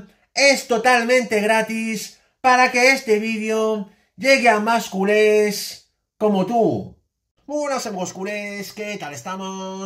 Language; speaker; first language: Spanish; native; Spanish